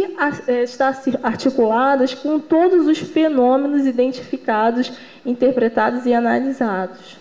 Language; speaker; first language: Portuguese; native; Portuguese